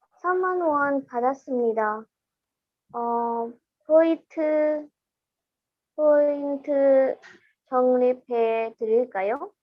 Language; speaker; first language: Korean; non-native, learner; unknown